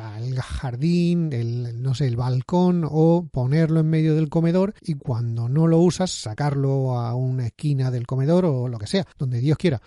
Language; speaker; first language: Spanish; native; Spanish